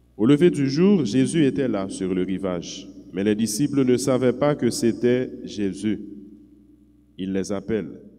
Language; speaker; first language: French; non-native, local second language; Haitian Creole